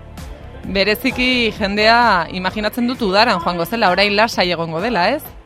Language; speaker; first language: Basque; native; Basque